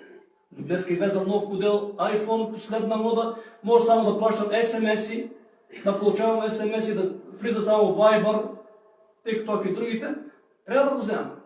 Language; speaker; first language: Bulgarian; native; Bulgarian